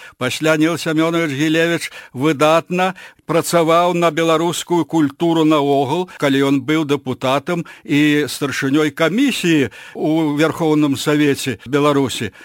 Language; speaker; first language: Belarusian; native; Belarusian